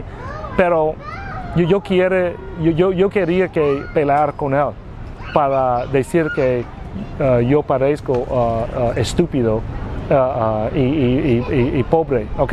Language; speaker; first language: Spanish; non-native, learner; Vietnamese